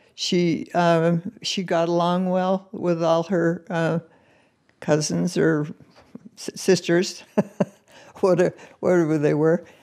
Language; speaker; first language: English; native; English